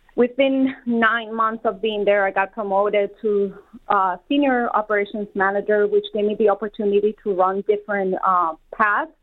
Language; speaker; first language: English; non-native, fluent; Spanish